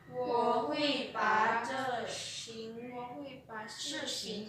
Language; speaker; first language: Chinese; non-native, learner; Lao